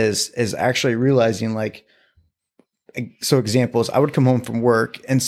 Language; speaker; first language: English; native; English